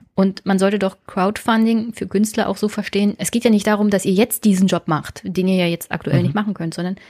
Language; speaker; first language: German; native; German